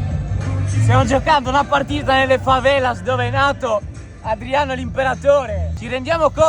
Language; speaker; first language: Italian; native; Italian